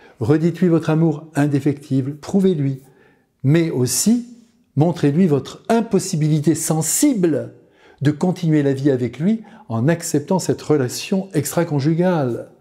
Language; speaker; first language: French; native; French